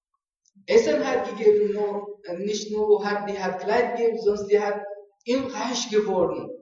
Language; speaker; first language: German; non-native, learner; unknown